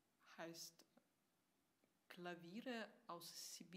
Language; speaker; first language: German; non-native, fluent; Russian